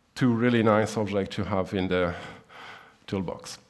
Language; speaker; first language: English; non-native, fluent; German